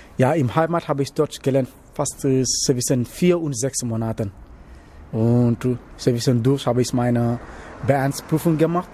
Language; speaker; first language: German; non-native, learner; Wolof